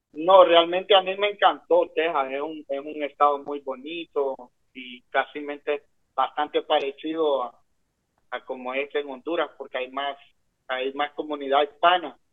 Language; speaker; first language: Spanish; native; Spanish